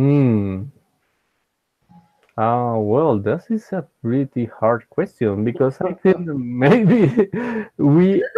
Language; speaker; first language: English; non-native, learner; Spanish